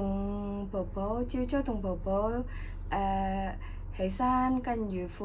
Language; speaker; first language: Cantonese; non-native, learner; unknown